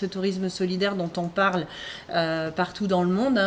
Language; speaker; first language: French; native; French